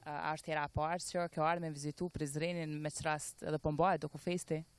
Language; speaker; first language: Albanian; native; Albanian